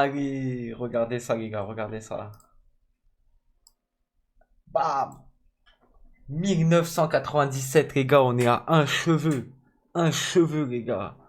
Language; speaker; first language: French; native; French